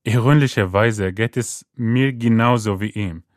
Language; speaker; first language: German; non-native, fluent; Arabic